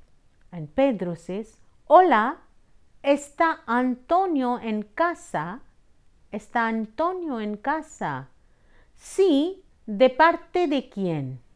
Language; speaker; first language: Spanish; non-native, fluent; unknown